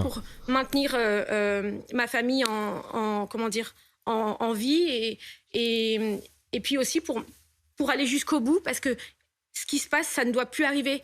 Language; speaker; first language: French; native; French